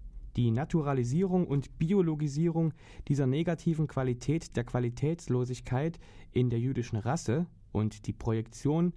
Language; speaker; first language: German; native; German